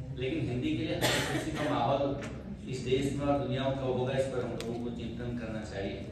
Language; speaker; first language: Hindi; native; Hindi